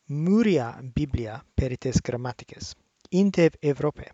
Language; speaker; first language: Greek; non-native, learner; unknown